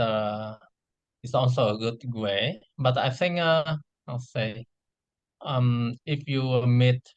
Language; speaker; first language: English; non-native, learner; Vietnamese